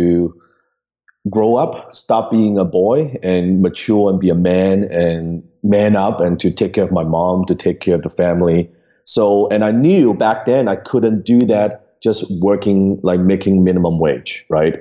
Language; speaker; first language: English; non-native, local second language; Cantonese